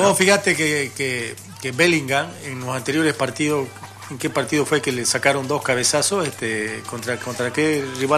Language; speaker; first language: Spanish; native; Spanish